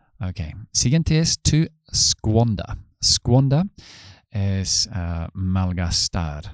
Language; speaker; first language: Spanish; non-native, fluent; English